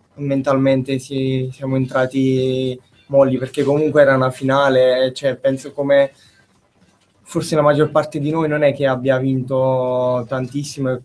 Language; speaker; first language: Italian; native; Italian